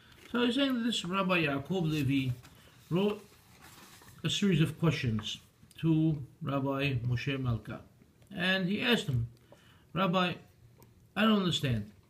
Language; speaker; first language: English; native; English